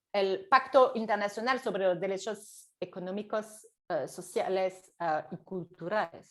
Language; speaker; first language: Spanish; non-native, fluent; French